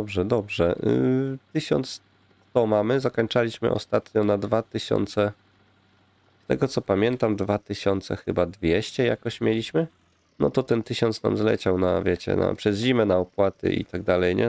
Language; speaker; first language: Polish; native; Polish